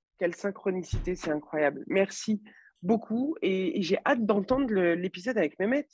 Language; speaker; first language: French; native; French